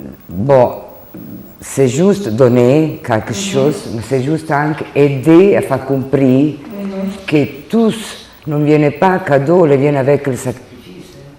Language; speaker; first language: French; non-native, learner; Italian